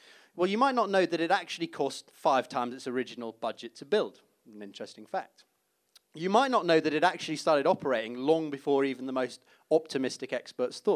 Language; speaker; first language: English; native; English